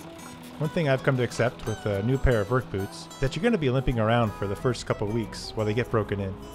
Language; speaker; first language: English; native; English